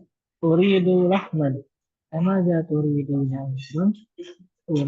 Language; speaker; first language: Arabic; non-native, learner; Indonesian